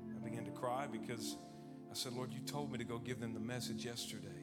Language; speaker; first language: English; native; English